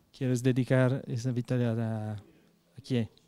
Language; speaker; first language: Spanish; non-native, learner; Italian